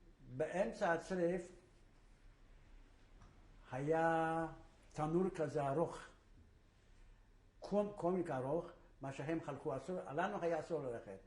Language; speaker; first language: Hebrew; non-native, fluent; Polish